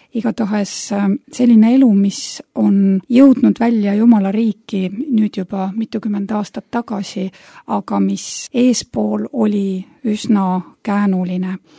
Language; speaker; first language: Estonian; native; Estonian